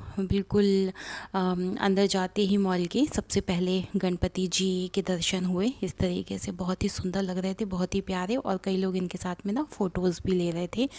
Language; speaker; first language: Hindi; native; Hindi